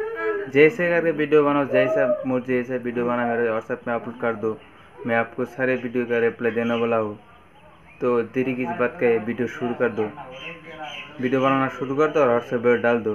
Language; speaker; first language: Hindi; non-native, local second language; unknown